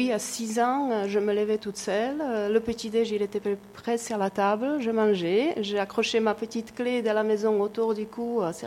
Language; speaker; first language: French; non-native, fluent; Czech